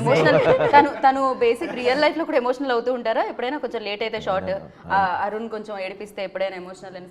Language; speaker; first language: Telugu; native; Telugu